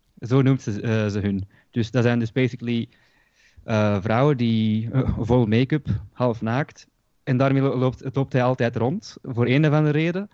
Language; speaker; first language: Dutch; early bilingual, other home language; Turkish